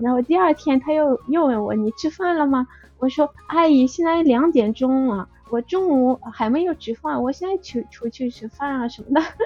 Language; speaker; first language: Chinese; non-native, fluent; Russian